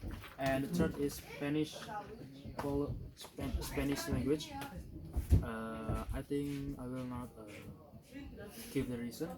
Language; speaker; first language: English; non-native, learner; Indonesian